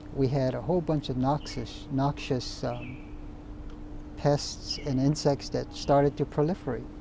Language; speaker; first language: English; native; English